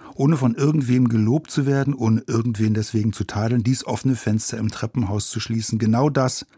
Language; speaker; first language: German; native; German